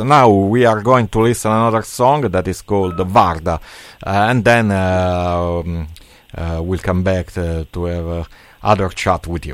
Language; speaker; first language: English; non-native, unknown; Italian